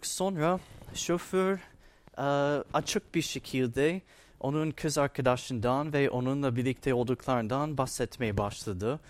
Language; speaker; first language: Turkish; non-native, fluent; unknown